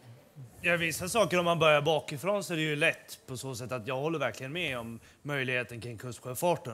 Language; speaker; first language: Swedish; native; Swedish